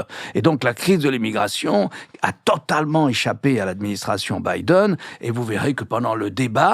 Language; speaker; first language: French; native; French